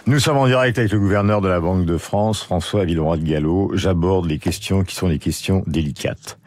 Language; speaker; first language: French; native; French